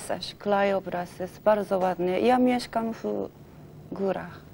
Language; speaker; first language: Polish; non-native, learner; Japanese